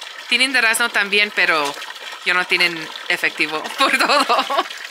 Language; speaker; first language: Spanish; non-native, learner; English